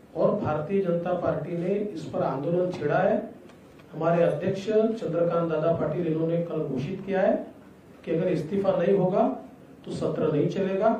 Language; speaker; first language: Hindi; non-native, local second language; Marathi